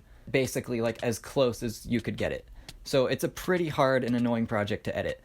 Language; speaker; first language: English; native; English